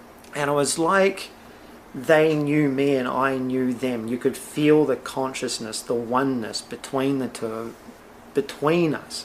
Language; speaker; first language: English; native; English